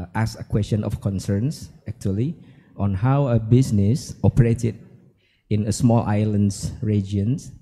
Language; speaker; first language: English; non-native, fluent; Indonesian